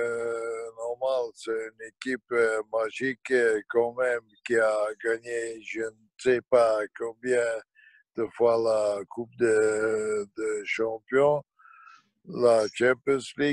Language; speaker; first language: French; non-native, local second language; Dutch